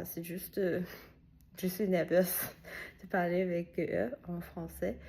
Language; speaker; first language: French; non-native, learner; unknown